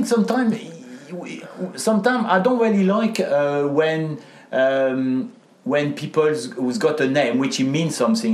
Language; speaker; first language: English; non-native, fluent; French